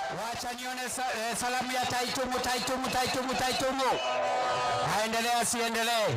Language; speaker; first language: Swahili; non-native, local second language; Meru